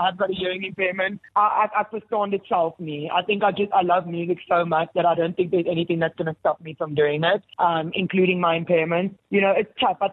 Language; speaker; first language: English; native; English